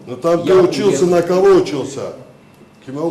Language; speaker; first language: Russian; non-native, fluent; Azerbaijani